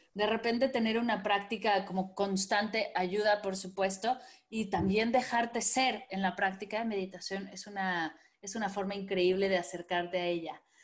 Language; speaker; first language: Spanish; native; Spanish